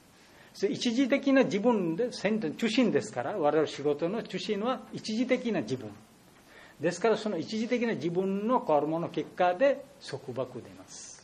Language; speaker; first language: Japanese; non-native, learner; Bangla